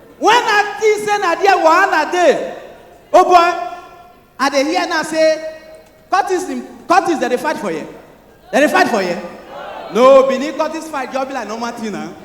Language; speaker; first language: Nigerian Pidgin; native; Nigerian Pidgin